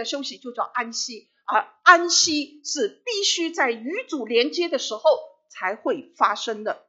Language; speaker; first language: Chinese; native; Chinese